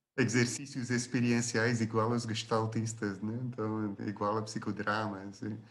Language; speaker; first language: Portuguese; non-native, fluent; Dutch